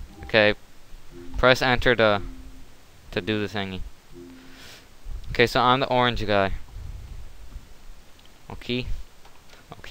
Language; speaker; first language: English; native; English